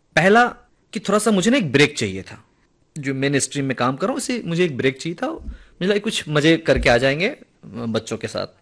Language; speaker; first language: Hindi; non-native, local second language; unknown